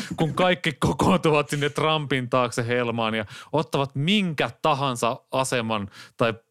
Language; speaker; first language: Finnish; native; Finnish